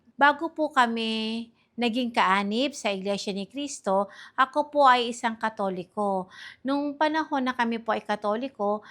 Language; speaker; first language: Filipino; native; Filipino